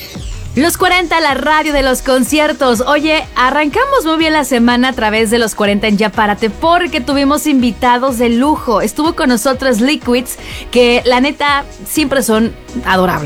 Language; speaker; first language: Spanish; native; Spanish